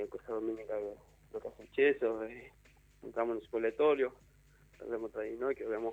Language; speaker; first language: Italian; non-native, learner; Spanish